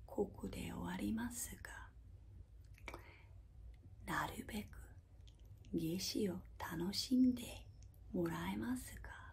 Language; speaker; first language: Japanese; non-native, fluent; English